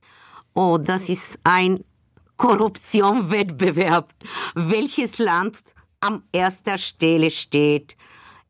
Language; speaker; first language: German; non-native, fluent; Bulgarian